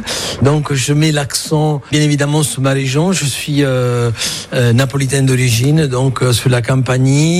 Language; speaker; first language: French; non-native, fluent; Italian